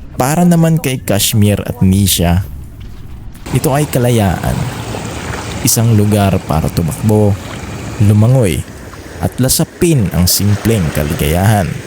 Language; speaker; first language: Filipino; non-native, local second language; Bikol